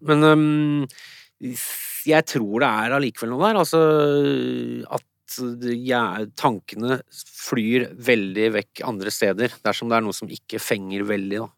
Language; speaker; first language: Norwegian; early bilingual, other home language; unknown